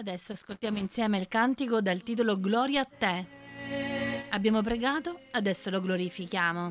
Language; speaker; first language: Italian; native; Italian